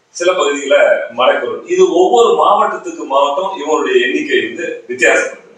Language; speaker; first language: Tamil; native; Tamil